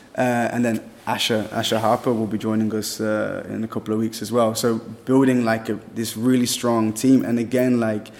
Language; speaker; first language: English; native; English